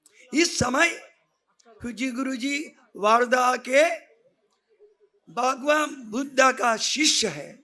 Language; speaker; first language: Hindi; non-native, fluent; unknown